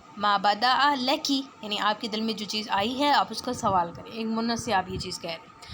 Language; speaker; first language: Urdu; non-native, local second language; Punjabi